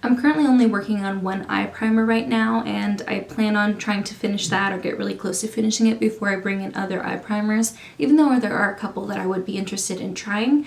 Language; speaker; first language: English; native; English